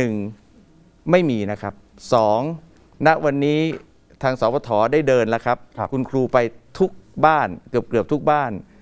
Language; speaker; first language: Thai; native; Thai